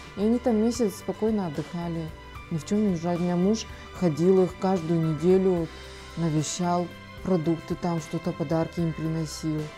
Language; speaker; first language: Russian; non-native, fluent; Azerbaijani